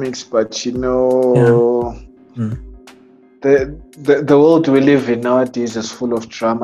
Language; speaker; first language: English; non-native, local second language; North Ndebele